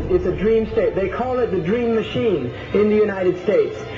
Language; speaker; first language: English; native; English